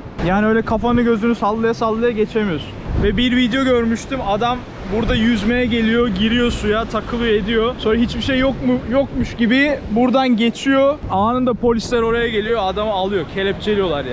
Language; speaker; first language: Turkish; native; Turkish